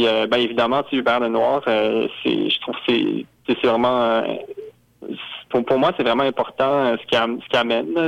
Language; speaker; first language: French; native; French